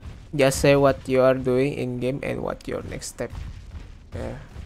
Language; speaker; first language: English; non-native, learner; Indonesian